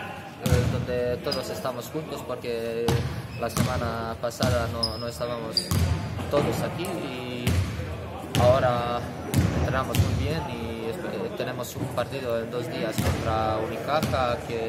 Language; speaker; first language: Spanish; non-native, fluent; Serbian